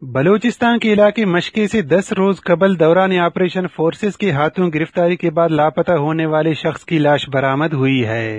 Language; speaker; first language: Urdu; non-native, local second language; Baluchi